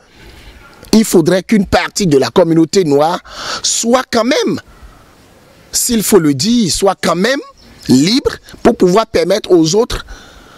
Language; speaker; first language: French; non-native, local second language; Fon